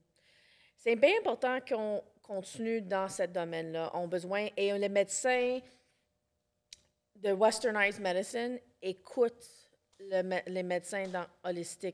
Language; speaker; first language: French; non-native, local second language; English